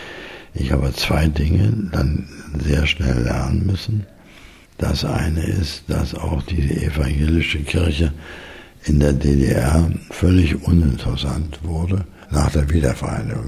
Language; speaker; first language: German; native; German